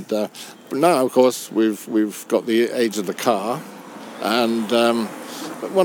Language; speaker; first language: English; native; English